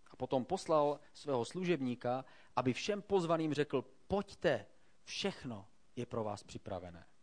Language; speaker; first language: Czech; native; Czech